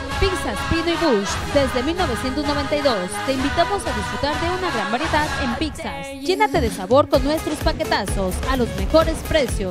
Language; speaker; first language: Spanish; native; Spanish